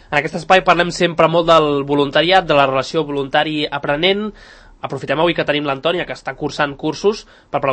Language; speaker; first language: Catalan; native; Catalan